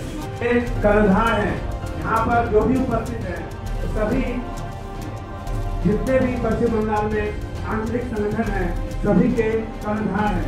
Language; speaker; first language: Hindi; native; Hindi